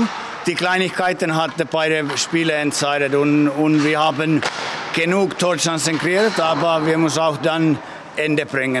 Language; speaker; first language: German; non-native, fluent; Finnish